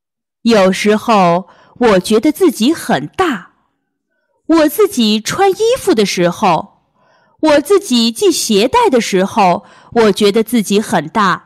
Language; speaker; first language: Chinese; early bilingual, heritage; Chinese